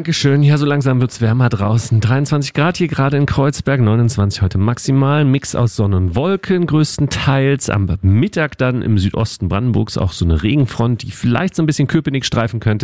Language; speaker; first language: German; native; German